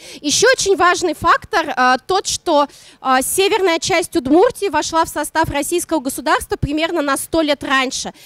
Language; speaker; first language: Russian; non-native, local second language; Udmurt